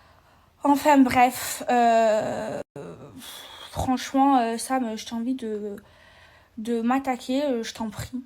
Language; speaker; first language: French; native; French